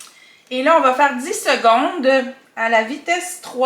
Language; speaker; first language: French; native; French